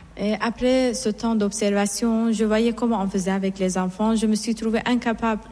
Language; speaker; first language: French; non-native, fluent; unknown